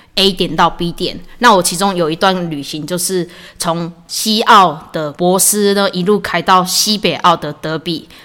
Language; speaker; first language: Chinese; native; Chinese